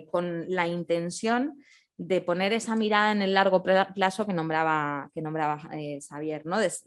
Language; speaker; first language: Spanish; native; Spanish